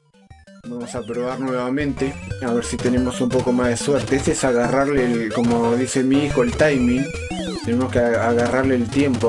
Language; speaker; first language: Spanish; native; Spanish